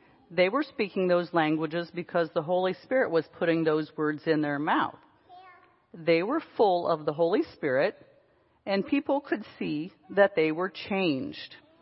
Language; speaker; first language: English; native; English